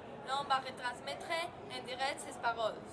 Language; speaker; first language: French; non-native, learner; Spanish